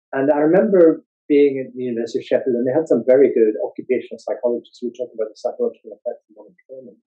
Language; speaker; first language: English; native; English